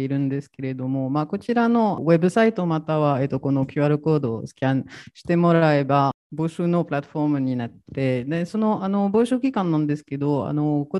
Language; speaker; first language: Japanese; non-native, fluent; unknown